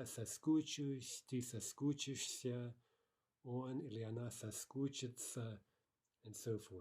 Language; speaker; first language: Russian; non-native, fluent; English